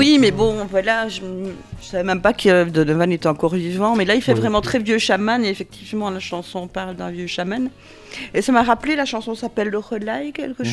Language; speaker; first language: French; native; French